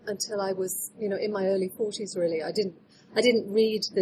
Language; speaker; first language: English; native; English